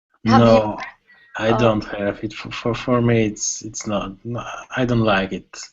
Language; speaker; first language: English; non-native, learner; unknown